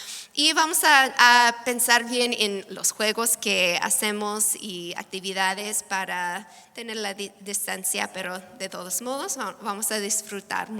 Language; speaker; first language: Spanish; non-native, fluent; English